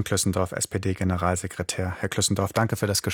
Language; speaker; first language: German; native; German